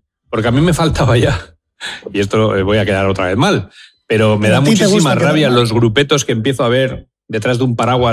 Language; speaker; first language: Spanish; native; Spanish